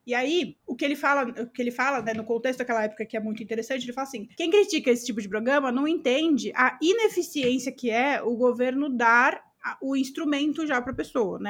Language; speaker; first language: Portuguese; native; Portuguese